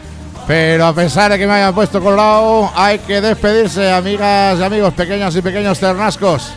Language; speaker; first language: Spanish; native; Spanish